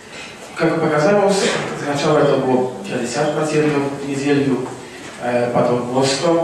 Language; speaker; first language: Russian; non-native, fluent; Polish